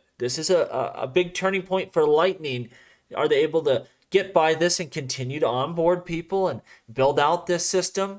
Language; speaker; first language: English; native; English